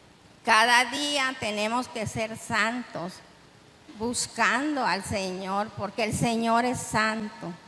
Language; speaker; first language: Spanish; native; Spanish